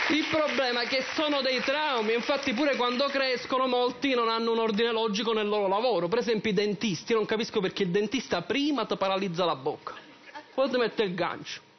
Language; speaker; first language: Italian; native; Italian